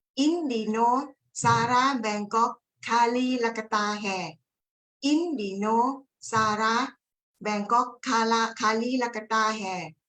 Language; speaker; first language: Hindi; non-native, learner; Thai